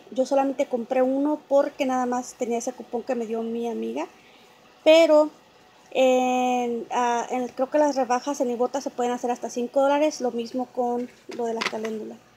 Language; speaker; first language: Spanish; native; Spanish